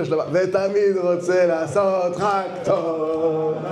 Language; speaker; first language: Hebrew; non-native, fluent; French